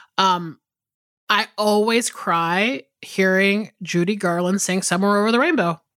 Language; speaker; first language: English; native; English